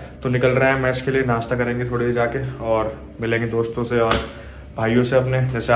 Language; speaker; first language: Hindi; native; Hindi